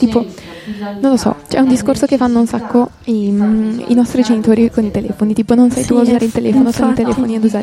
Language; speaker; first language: Italian; native; Italian